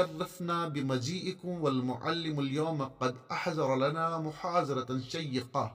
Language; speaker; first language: Arabic; non-native, fluent; Urdu